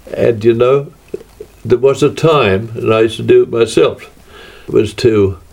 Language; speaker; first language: English; native; English